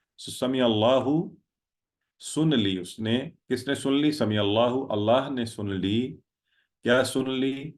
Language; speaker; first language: Urdu; native; Urdu